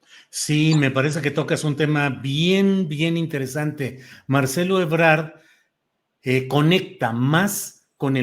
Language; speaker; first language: Spanish; native; Spanish